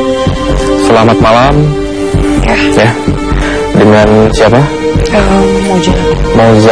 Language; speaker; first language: Indonesian; native; Indonesian